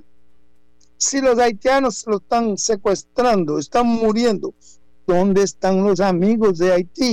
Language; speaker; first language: Spanish; non-native, fluent; Haitian Creole